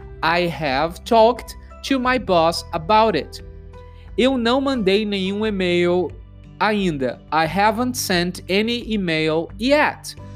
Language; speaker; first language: English; non-native, fluent; Portuguese